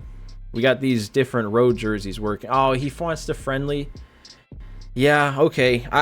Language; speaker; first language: English; native; English